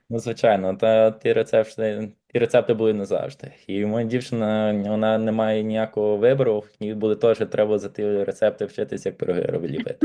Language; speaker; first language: Ukrainian; native; Ukrainian